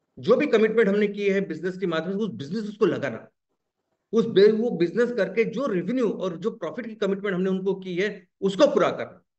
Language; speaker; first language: Hindi; non-native, local second language; Marathi